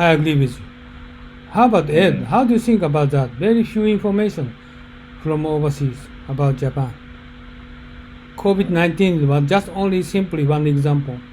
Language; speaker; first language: English; non-native, fluent; Japanese